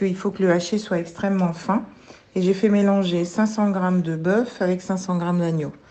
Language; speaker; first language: French; native; French